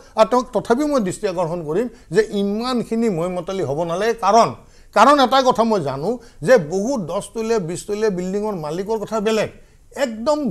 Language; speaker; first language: Assamese; native; Assamese